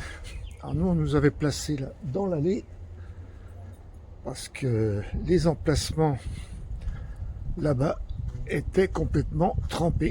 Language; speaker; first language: French; native; French